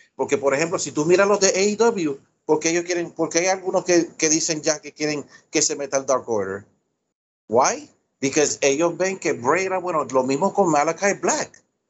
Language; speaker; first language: Spanish; early bilingual, heritage; Spanish